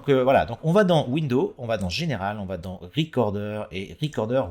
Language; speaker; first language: French; native; French